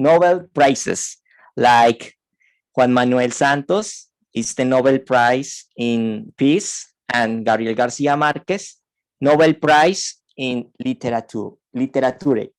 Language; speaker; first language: English; non-native, fluent; Spanish